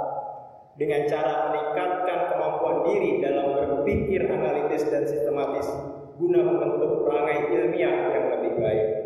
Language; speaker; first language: Indonesian; native; Indonesian